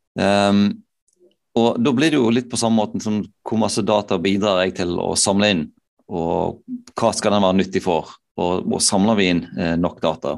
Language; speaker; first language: Norwegian; native; Norwegian